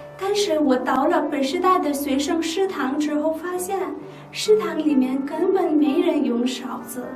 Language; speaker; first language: Chinese; non-native, fluent; Nepali